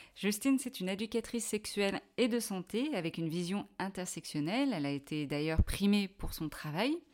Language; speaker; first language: French; native; French